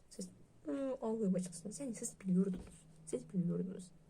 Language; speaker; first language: Turkish; non-native, learner; Russian